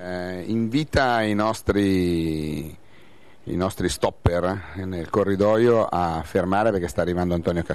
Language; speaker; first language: Italian; native; Italian